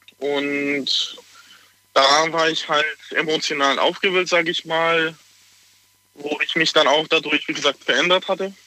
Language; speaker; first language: German; non-native, fluent; Hungarian